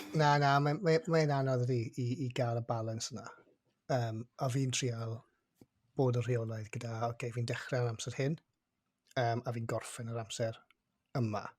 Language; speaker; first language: Welsh; native; Welsh